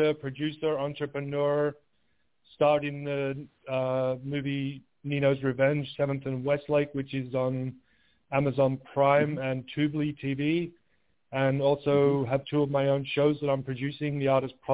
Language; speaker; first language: English; native; English